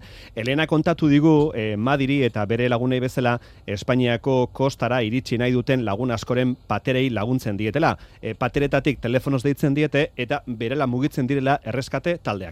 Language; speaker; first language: Basque; native; Basque